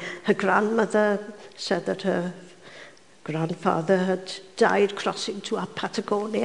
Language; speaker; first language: English; native; English